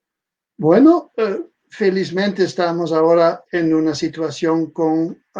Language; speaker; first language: Spanish; non-native, fluent; Dutch